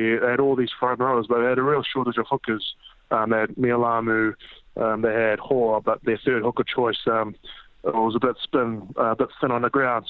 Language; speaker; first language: English; native; English